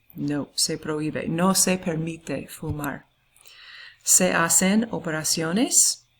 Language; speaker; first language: Spanish; non-native, fluent; English